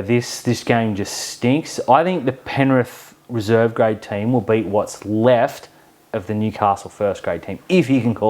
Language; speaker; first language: English; native; English